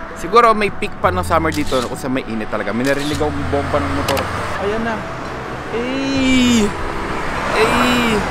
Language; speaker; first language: Filipino; native; Filipino